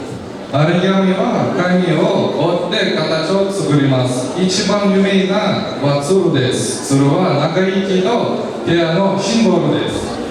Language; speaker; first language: Japanese; non-native, learner; Kyrgyz